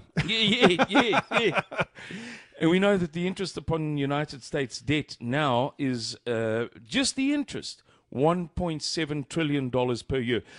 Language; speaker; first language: English; native; English